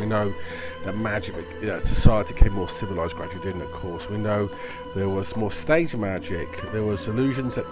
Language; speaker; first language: English; native; English